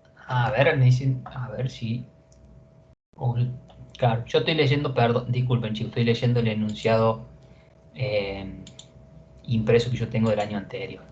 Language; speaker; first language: Spanish; native; Spanish